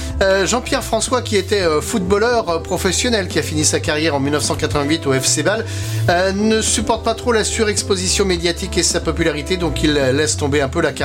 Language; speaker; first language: French; native; French